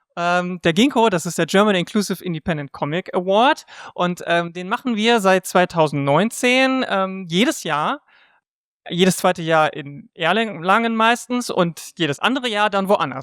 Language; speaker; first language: German; native; German